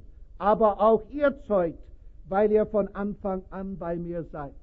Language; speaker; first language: German; non-native, fluent; English